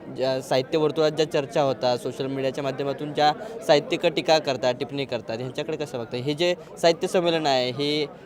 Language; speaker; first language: Marathi; native; Marathi